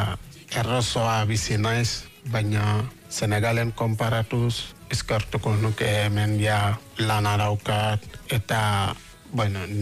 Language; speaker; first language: Basque; non-native, fluent; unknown